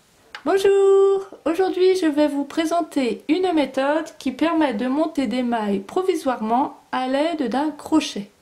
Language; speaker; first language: French; native; French